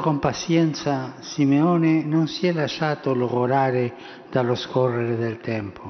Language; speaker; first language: Italian; early bilingual, heritage; Spanish